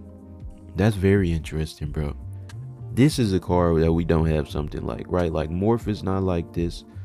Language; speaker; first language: English; native; English